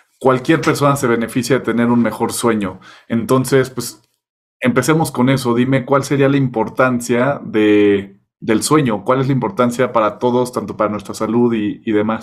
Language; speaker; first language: Spanish; native; Spanish